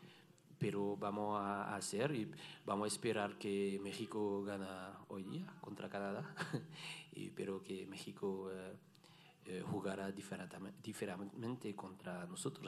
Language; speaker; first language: Spanish; non-native, learner; French